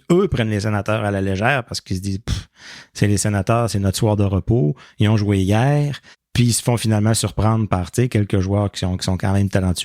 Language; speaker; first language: French; native; French